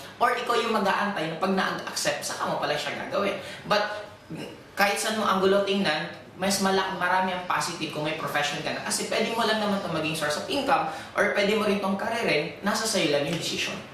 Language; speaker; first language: Filipino; non-native, local second language; Bikol